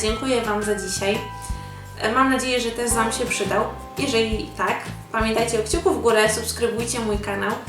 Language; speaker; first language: Polish; native; Polish